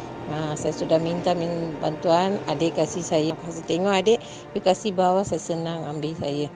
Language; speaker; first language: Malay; non-native, local second language; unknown